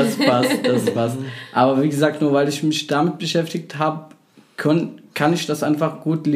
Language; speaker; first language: German; non-native, fluent; Arabic